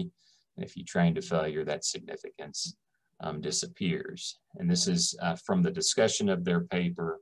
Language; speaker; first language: English; native; English